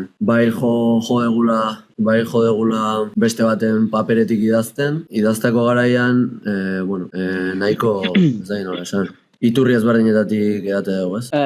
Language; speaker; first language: Basque; native; Basque